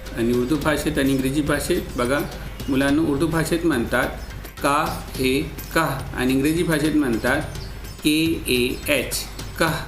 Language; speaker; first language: Marathi; non-native, local second language; Urdu